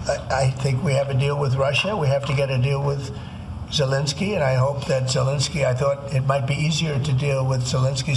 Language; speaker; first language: English; native; English